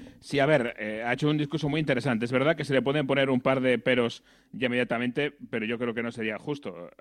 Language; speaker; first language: Spanish; native; Spanish